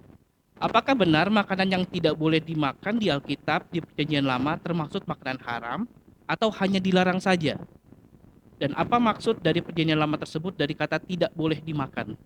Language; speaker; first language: Indonesian; native; Indonesian